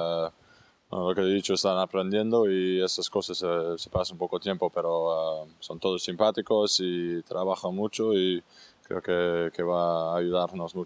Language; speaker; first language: Spanish; non-native, fluent; English